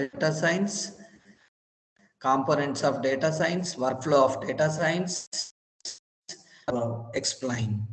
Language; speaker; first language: English; non-native, local second language; Telugu